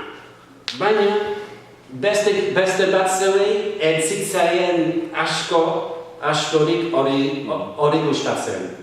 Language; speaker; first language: Basque; non-native, fluent; English